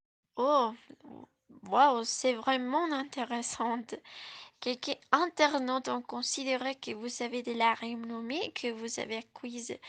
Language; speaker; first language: French; non-native, learner; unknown